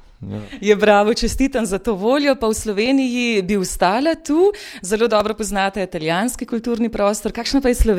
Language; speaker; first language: Slovenian; native; Slovenian